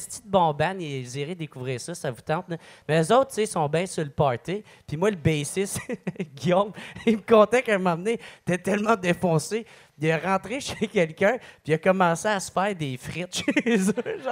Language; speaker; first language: French; native; French